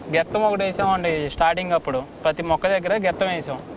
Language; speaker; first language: Telugu; native; Telugu